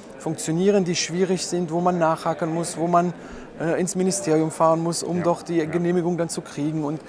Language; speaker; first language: German; native; German